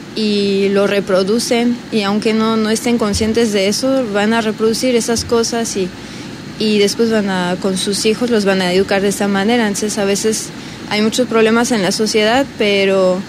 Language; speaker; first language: Spanish; non-native, fluent; French